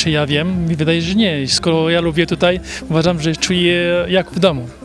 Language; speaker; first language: Polish; non-native, learner; French